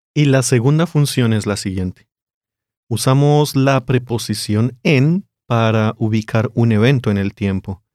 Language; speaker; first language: Spanish; native; Spanish